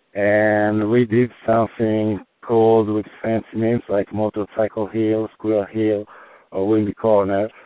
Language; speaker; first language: English; non-native, fluent; Italian